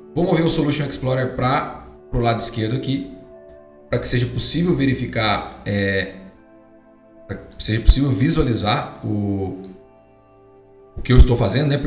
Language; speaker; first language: Portuguese; native; Portuguese